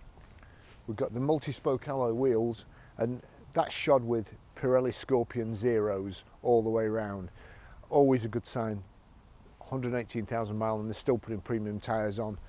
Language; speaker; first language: English; native; English